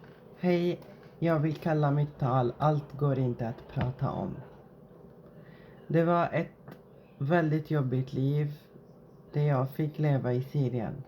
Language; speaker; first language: Swedish; non-native, fluent; Arabic